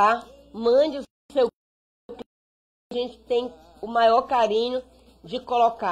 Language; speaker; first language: Portuguese; native; Portuguese